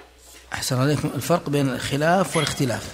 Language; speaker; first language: Arabic; native; Arabic